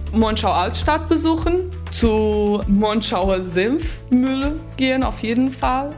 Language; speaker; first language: German; non-native, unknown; Portuguese